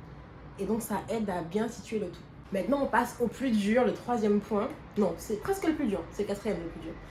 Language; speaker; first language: French; native; French